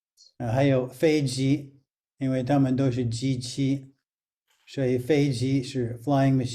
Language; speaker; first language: Chinese; non-native, fluent; English